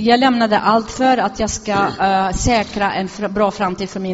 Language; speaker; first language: Swedish; non-native, fluent; Arabic